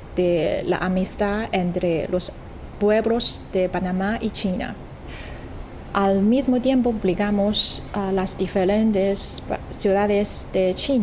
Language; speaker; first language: Spanish; non-native, fluent; Chinese